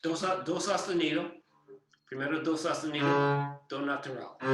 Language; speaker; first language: Portuguese; non-native, learner; English